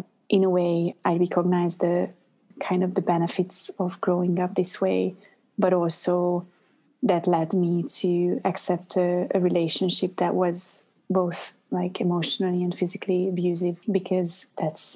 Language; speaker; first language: English; non-native, fluent; Hungarian